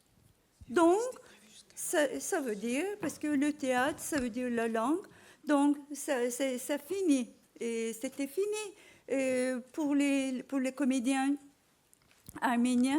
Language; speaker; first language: French; non-native, learner; Turkish